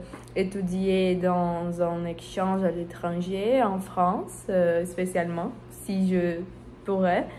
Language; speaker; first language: French; non-native, learner; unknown